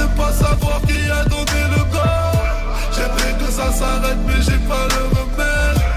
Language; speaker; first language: French; native; French